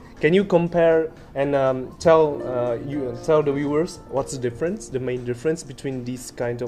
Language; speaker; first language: English; non-native, fluent; Vietnamese